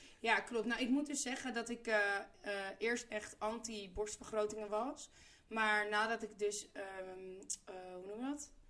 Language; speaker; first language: Dutch; native; Dutch